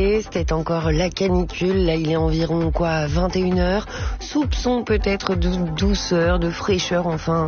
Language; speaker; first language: French; native; French